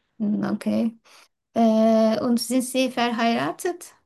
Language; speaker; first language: German; non-native, learner; Turkish